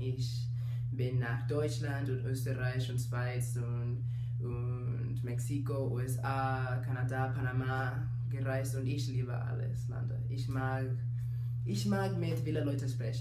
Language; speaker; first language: German; non-native, learner; Spanish